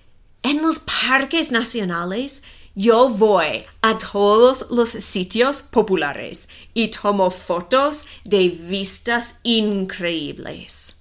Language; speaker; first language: Spanish; non-native, fluent; English